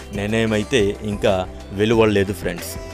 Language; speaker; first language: Telugu; native; Telugu